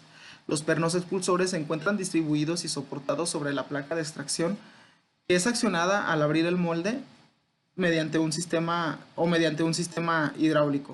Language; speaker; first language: Spanish; native; Spanish